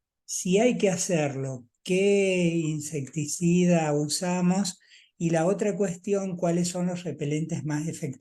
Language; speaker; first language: Spanish; native; Spanish